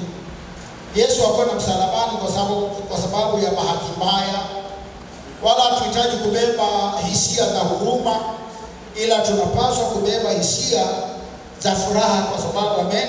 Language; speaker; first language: Swahili; native; Swahili